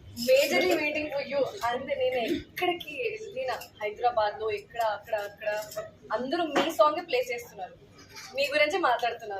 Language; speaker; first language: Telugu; non-native, local second language; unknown